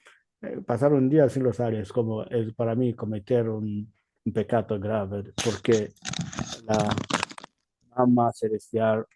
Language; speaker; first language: Spanish; non-native, learner; Igbo